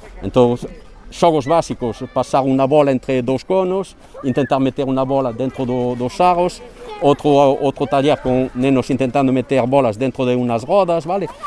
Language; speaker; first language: Galician; non-native, fluent; French